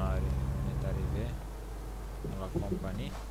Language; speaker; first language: French; non-native, learner; Romanian